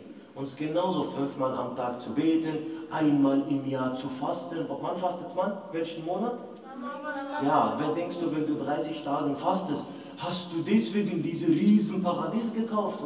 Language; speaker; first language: German; non-native, fluent; Arabic